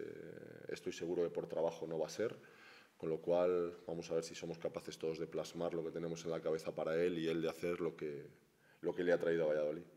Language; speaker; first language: Spanish; native; Spanish